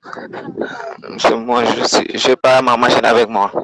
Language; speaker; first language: French; non-native, local second language; Wolof